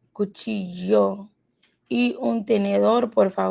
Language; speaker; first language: Spanish; non-native, learner; English